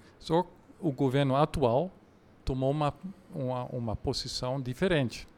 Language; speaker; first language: Portuguese; non-native, fluent; Dutch